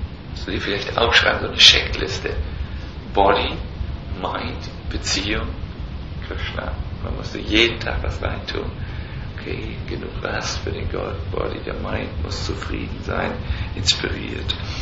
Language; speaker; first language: German; native; German